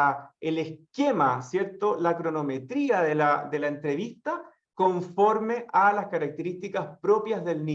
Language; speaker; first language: Spanish; native; Spanish